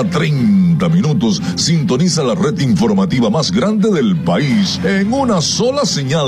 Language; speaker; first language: Spanish; native; Spanish